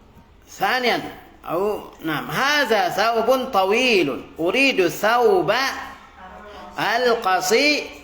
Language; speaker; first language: Arabic; non-native, fluent; Indonesian